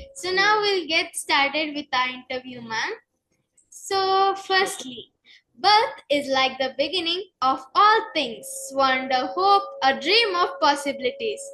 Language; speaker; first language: English; non-native, local second language; Kannada